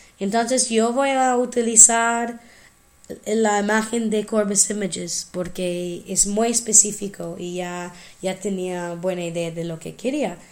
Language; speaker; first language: Spanish; non-native, fluent; English